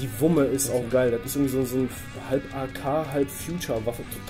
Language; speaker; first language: German; native; German